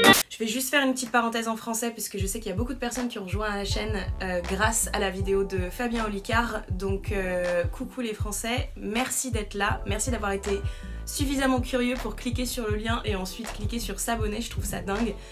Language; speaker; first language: French; native; French